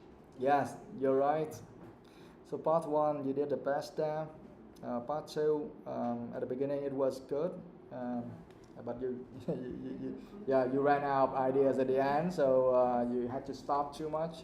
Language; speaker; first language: English; non-native, fluent; Vietnamese